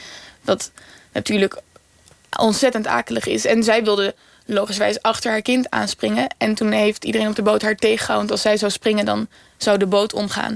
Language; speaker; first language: Dutch; native; Dutch